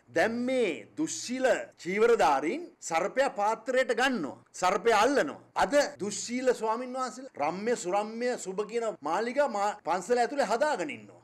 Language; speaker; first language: Sinhala; native; Sinhala